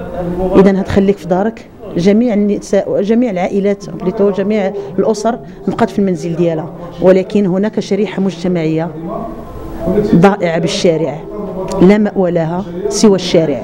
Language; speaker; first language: Arabic; native; Arabic